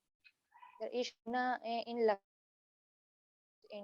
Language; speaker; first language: German; non-native, learner; Hindi